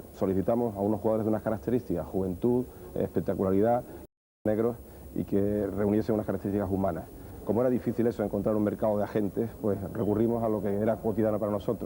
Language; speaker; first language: Spanish; native; Spanish